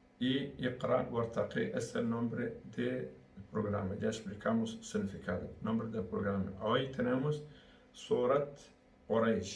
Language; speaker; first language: Spanish; non-native, learner; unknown